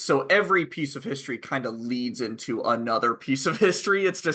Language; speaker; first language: English; native; English